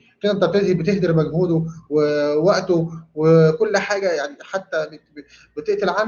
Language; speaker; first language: Arabic; native; Arabic